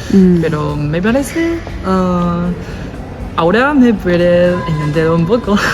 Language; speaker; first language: Spanish; non-native, learner; Chinese